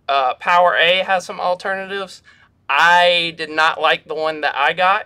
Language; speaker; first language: English; native; English